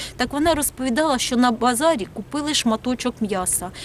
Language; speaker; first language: Ukrainian; native; Ukrainian